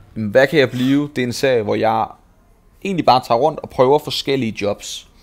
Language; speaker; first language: Danish; native; Danish